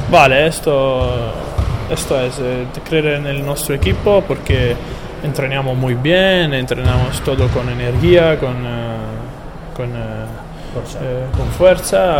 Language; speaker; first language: Spanish; non-native, learner; Italian